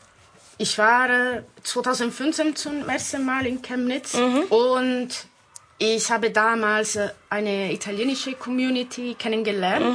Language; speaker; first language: German; non-native, fluent; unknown